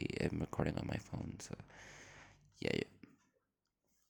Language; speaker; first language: English; non-native, fluent; Indonesian